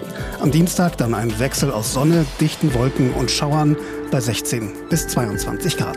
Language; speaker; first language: German; native; German